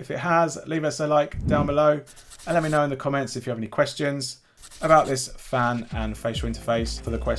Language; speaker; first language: English; native; English